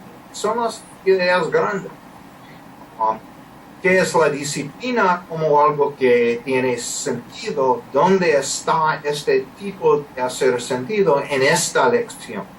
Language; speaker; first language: Spanish; non-native, learner; English